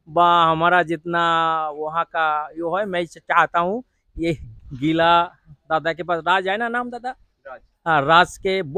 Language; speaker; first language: Hindi; non-native, local second language; Bangla